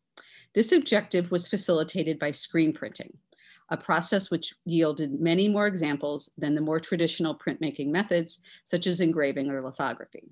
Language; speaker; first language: English; native; English